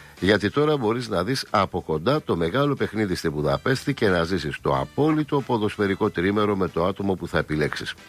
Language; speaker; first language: Greek; native; Greek